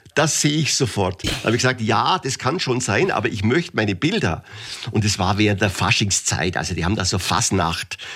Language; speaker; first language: German; native; German